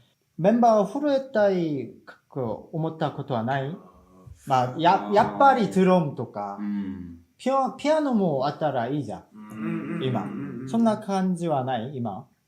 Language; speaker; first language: Japanese; non-native, fluent; Korean